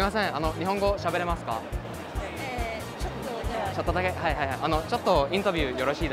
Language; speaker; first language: Japanese; non-native, fluent; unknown